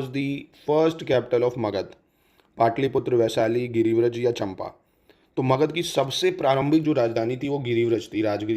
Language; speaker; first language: Hindi; native; Hindi